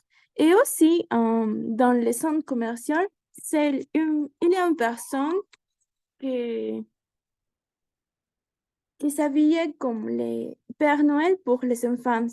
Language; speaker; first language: French; non-native, learner; Spanish